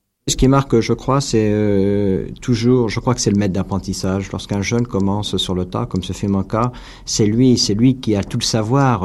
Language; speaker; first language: French; native; French